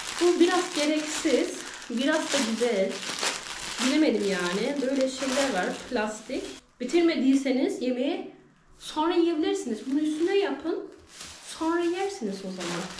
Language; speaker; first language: Turkish; early bilingual, heritage; Turkish